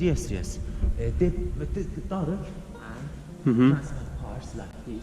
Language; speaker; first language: English; non-native, learner; Persian